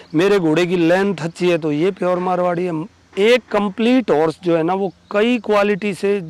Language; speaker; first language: Hindi; native; Hindi